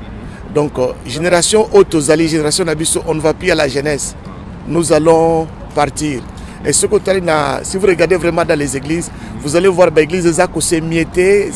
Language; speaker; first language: French; non-native, local second language; Lingala